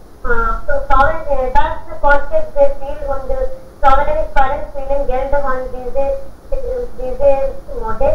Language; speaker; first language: German; non-native, learner; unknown